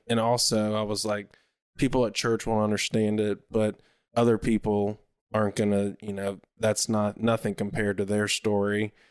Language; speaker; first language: English; native; English